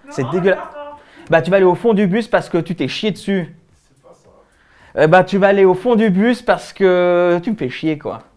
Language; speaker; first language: French; early bilingual, other home language; Spanish